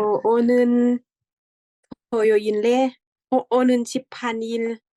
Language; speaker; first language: Korean; non-native, learner; Thai